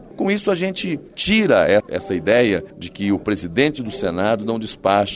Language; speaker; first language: Portuguese; native; Portuguese